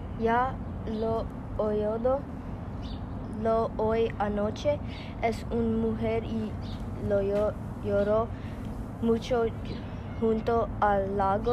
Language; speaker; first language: Spanish; non-native, learner; English